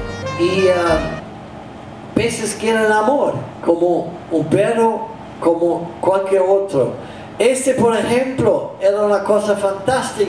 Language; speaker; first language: Spanish; non-native, fluent; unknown